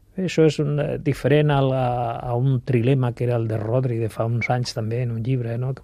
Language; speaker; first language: Catalan; non-native, local second language; Spanish